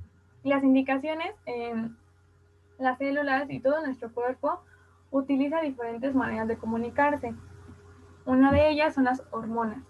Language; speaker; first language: Spanish; native; Spanish